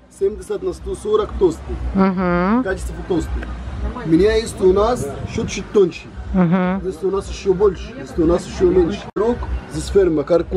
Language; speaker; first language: Russian; non-native, learner; Arabic